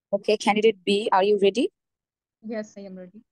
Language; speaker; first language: English; non-native, local second language; Bangla